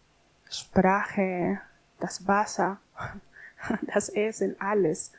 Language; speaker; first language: German; non-native, learner; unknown